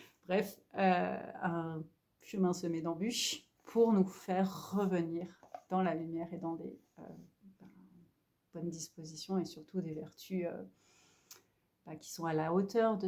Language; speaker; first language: French; native; French